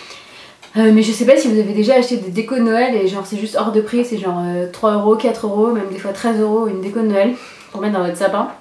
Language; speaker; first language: French; native; French